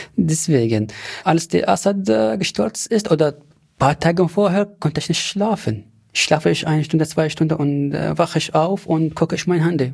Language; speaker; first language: German; non-native, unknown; Arabic